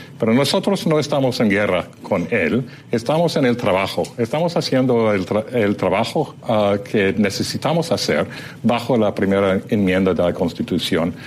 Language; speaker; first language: Spanish; non-native, fluent; English